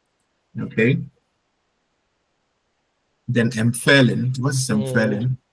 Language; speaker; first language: German; non-native, learner; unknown